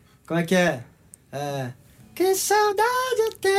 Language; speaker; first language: Portuguese; native; Portuguese